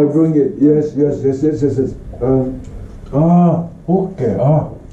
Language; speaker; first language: English; non-native, learner; Japanese